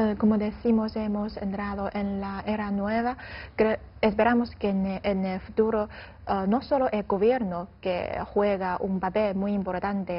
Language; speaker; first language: Spanish; non-native, fluent; Chinese